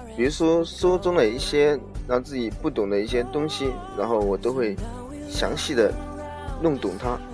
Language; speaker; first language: Chinese; native; Chinese